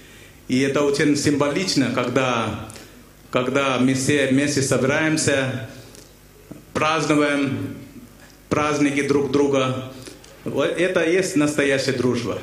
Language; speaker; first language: Russian; non-native, fluent; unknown